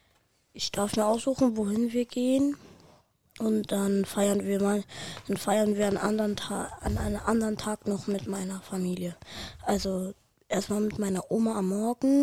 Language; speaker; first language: German; early bilingual, other home language; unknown